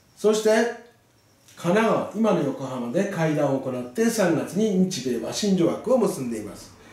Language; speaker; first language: Japanese; native; Japanese